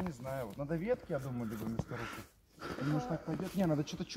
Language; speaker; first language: Russian; native; Russian